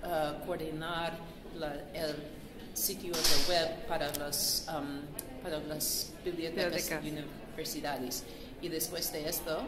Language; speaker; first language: Spanish; non-native, learner; English